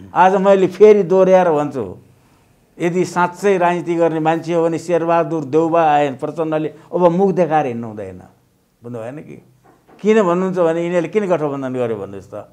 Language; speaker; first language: Nepali; native; Nepali